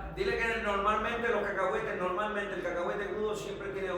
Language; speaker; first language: Spanish; native; Spanish